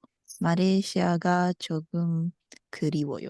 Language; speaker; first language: Korean; non-native, learner; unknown